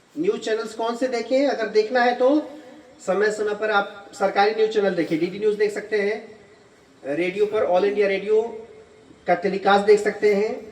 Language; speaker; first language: Hindi; native; Hindi